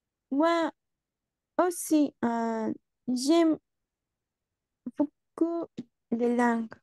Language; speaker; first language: French; non-native, learner; Spanish